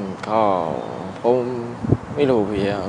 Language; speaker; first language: Thai; non-native, learner; French